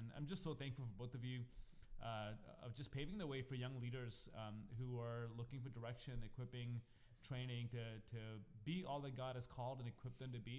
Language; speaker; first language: English; non-native, local second language; Malayalam